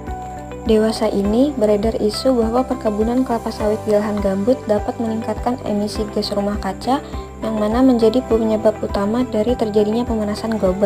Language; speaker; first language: Indonesian; native; Indonesian